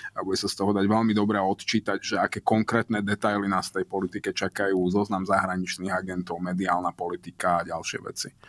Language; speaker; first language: Slovak; non-native, local second language; Hungarian